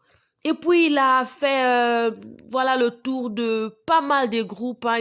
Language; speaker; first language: French; non-native, local second language; Lingala